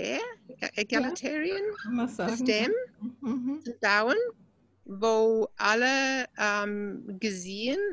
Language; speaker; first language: German; non-native, fluent; English